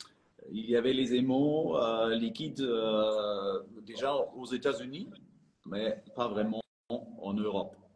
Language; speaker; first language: French; non-native, fluent; German